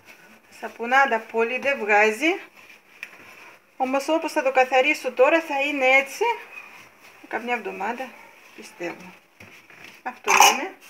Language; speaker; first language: Greek; non-native, fluent; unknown